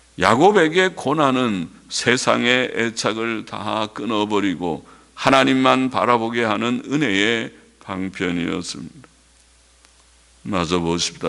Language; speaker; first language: Korean; native; Korean